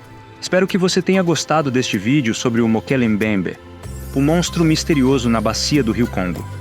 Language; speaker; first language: Portuguese; native; Portuguese